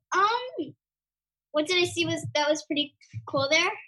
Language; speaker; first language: English; native; English